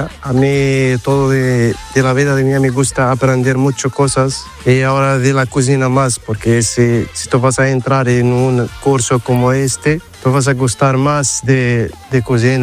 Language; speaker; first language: Spanish; non-native, learner; Arabic